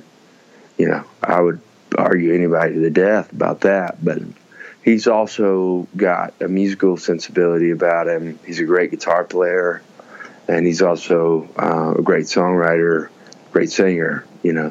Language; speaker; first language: English; native; English